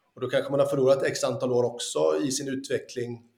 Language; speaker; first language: Swedish; native; Swedish